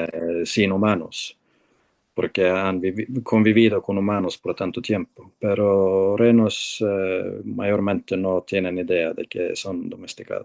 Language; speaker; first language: Spanish; non-native, fluent; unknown